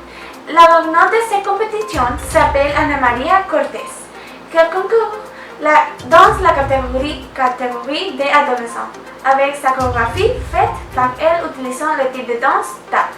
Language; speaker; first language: French; non-native, learner; Spanish